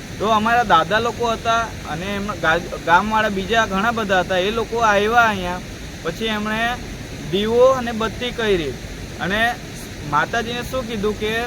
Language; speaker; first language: Gujarati; native; Gujarati